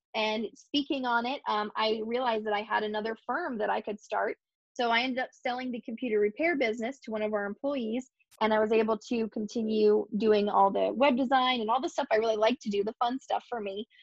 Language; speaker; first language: English; native; English